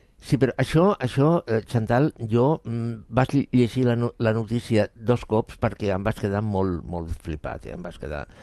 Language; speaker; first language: Catalan; non-native, local second language; Spanish